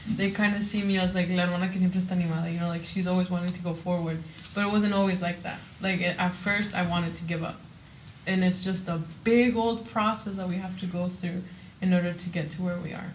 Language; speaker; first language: English; early bilingual, other home language; Spanish